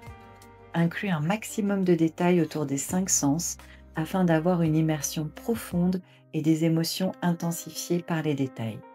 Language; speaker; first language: French; native; French